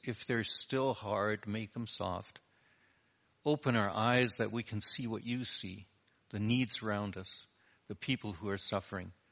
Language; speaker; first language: English; native; English